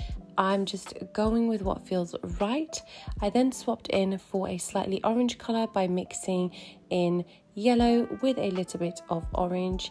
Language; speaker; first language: English; native; English